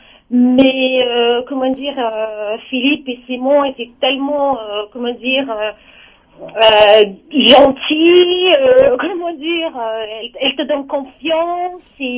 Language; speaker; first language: French; non-native, learner; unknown